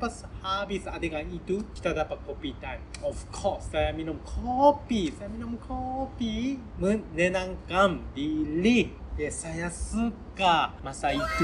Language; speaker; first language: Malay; non-native, learner; Japanese